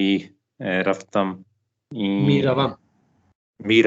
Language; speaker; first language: Persian; non-native, learner; Urdu